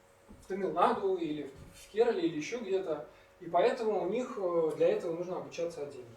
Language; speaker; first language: Russian; native; Russian